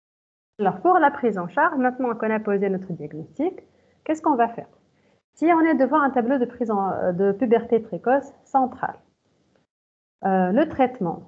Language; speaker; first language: French; non-native, local second language; Arabic